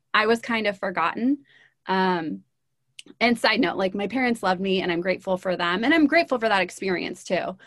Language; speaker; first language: English; native; English